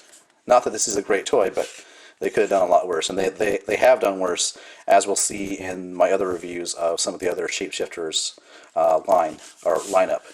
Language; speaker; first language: English; native; English